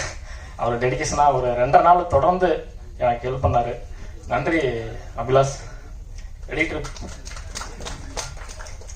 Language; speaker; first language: Tamil; native; Tamil